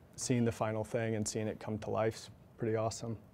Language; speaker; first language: English; native; English